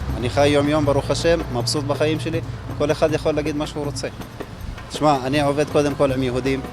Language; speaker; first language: Hebrew; non-native, local second language; Arabic